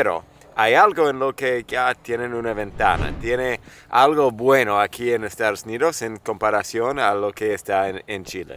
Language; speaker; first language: Spanish; non-native, fluent; English